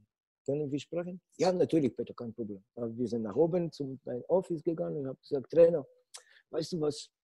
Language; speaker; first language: German; non-native, learner; Polish